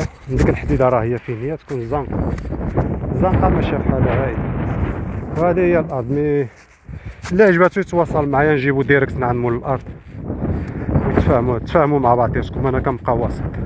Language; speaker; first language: Arabic; native; Arabic